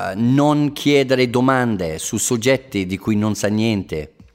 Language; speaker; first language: Italian; non-native, fluent; English